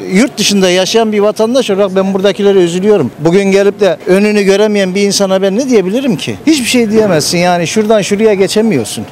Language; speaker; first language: Turkish; native; Turkish